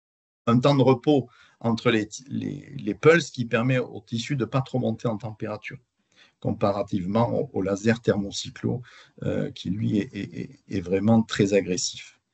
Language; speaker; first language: French; native; French